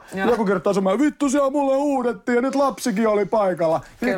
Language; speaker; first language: Finnish; native; Finnish